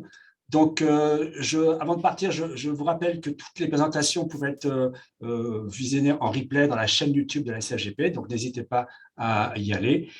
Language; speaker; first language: French; native; French